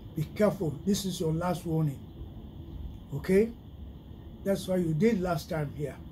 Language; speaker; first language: English; non-native, local second language; Yoruba